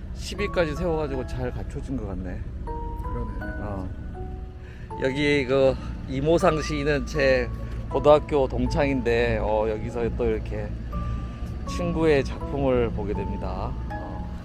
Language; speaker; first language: Korean; native; Korean